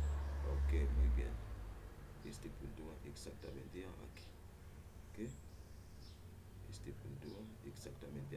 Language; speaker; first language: Spanish; non-native, learner; Haitian Creole